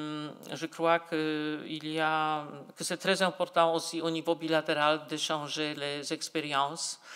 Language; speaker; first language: French; non-native, fluent; Polish